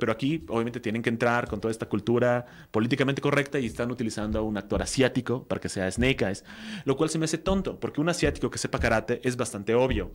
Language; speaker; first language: Spanish; native; Spanish